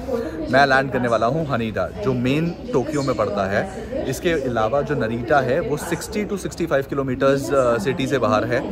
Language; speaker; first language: Hindi; native; Hindi